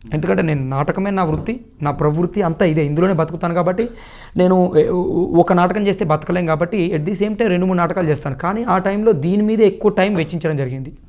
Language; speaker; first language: Telugu; native; Telugu